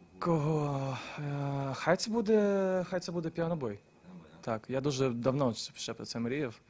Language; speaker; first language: Ukrainian; non-native, local second language; Russian